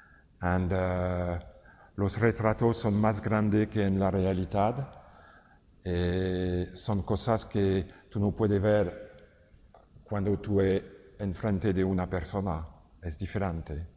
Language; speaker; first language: Spanish; non-native, learner; French